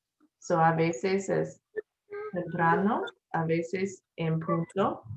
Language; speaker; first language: Spanish; non-native, learner; English